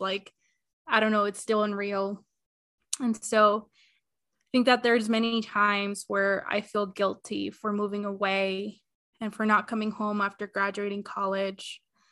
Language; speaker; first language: English; early bilingual, other home language; Spanish